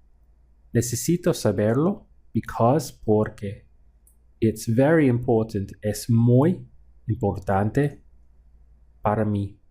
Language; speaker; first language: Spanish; non-native, fluent; English